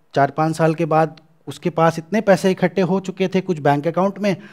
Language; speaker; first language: Hindi; native; Hindi